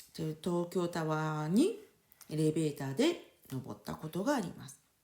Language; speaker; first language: Japanese; non-native, fluent; French